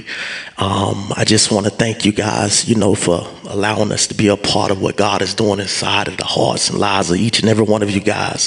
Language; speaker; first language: English; native; English